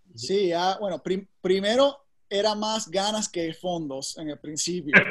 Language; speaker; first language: Spanish; early bilingual, heritage; Spanish